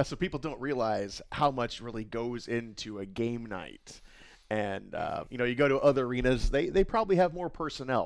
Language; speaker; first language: English; native; English